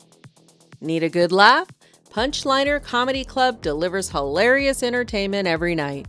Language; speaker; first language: English; native; English